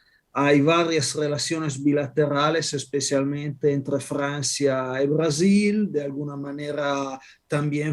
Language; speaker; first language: Spanish; non-native, fluent; Italian